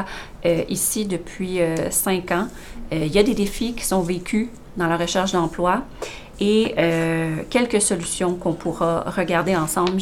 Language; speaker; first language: French; native; French